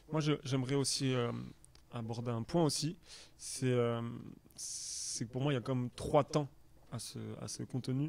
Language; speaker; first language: French; native; French